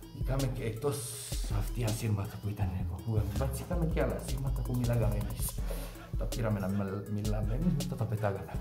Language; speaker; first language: Greek; non-native, fluent; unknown